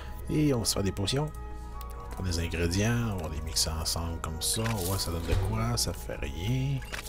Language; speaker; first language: French; native; French